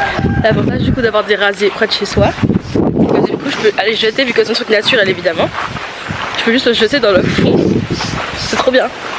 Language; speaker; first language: French; native; French